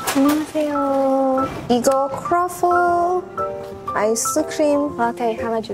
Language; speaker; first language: Korean; non-native, learner; Cantonese